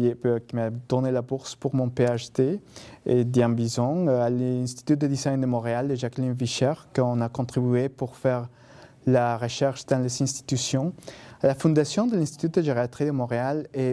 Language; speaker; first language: French; non-native, fluent; Spanish